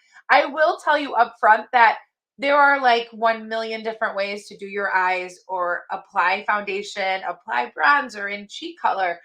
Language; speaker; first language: English; native; English